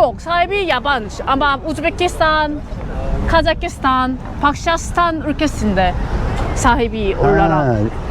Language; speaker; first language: Turkish; non-native, learner; Korean